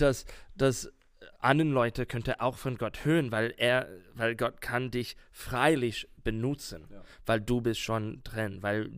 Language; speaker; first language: German; non-native, learner; English